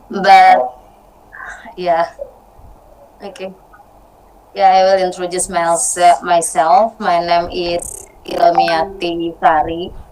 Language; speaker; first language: English; non-native, learner; Indonesian